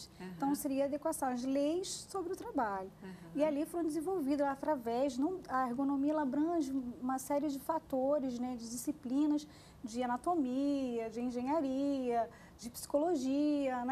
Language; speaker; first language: Portuguese; native; Portuguese